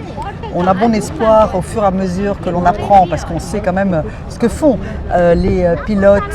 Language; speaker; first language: French; native; French